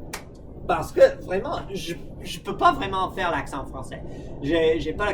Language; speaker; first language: French; non-native, fluent; English